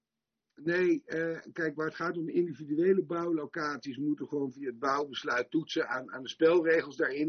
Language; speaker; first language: Dutch; native; Dutch